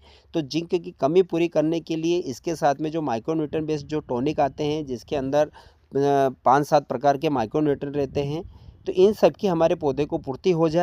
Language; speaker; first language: Hindi; native; Hindi